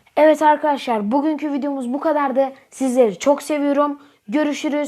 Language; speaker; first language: Turkish; native; Turkish